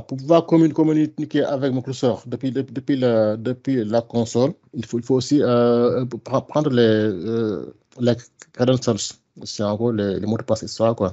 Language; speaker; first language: French; non-native, local second language; Wolof